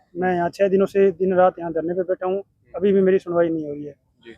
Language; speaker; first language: Hindi; native; Hindi